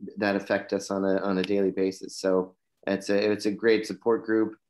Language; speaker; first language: English; native; English